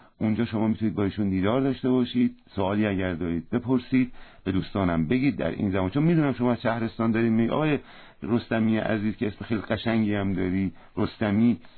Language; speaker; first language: Persian; native; Persian